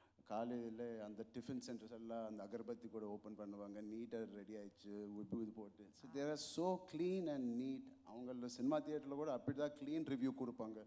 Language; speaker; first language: Tamil; non-native, learner; Telugu